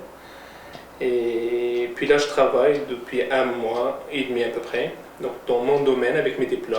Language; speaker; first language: French; non-native, local second language; Arabic